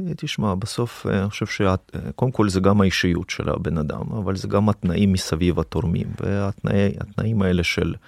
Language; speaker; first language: Hebrew; early bilingual, other home language; Russian